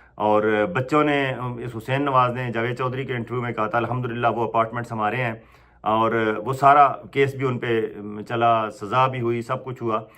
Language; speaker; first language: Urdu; non-native, local second language; Punjabi